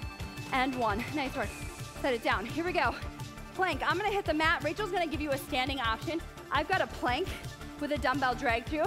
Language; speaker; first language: English; native; English